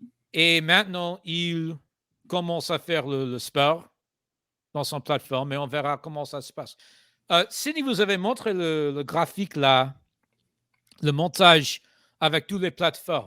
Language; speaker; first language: French; non-native, fluent; English